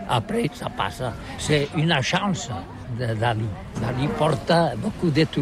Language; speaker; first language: French; non-native, local second language; Catalan